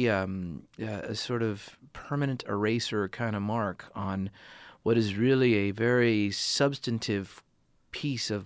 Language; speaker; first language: English; native; English